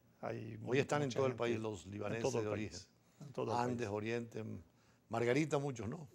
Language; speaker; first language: Spanish; native; Spanish